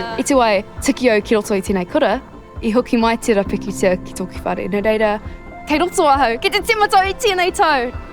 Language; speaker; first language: Māori; non-native, local second language; English